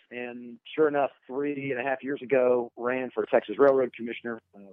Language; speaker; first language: English; native; English